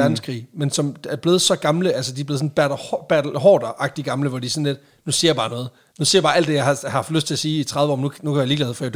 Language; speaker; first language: Danish; native; Danish